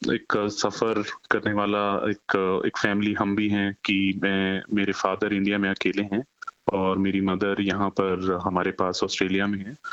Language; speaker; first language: Hindi; native; Hindi